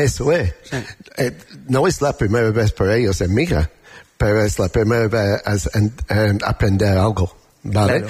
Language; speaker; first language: Spanish; non-native, learner; English